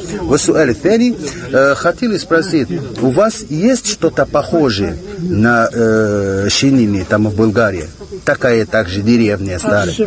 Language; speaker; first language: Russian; non-native, fluent; Arabic